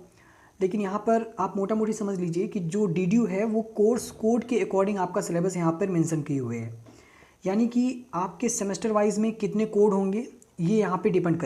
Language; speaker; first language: Hindi; native; Hindi